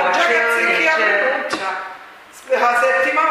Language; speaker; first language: Italian; native; Italian